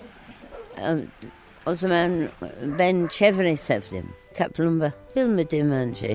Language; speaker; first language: Turkish; non-native, learner; English